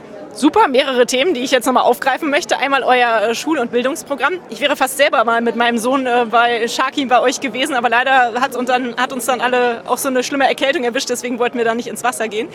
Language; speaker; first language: German; native; German